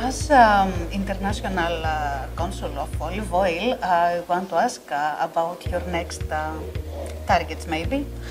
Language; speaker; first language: English; non-native, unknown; Greek